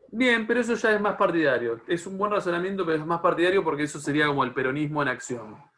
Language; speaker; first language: Spanish; native; Spanish